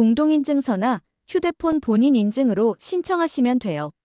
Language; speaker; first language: Korean; native; Korean